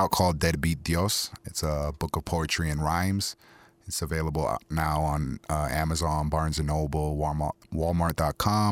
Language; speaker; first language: English; early bilingual, other home language; Spanish